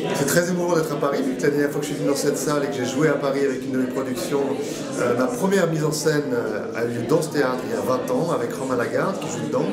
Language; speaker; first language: French; non-native, fluent; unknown